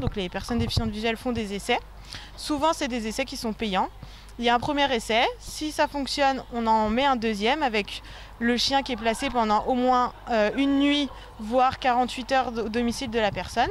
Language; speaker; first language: French; native; French